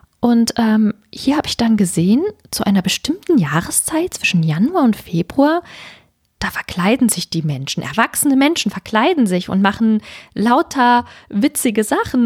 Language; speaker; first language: German; native; German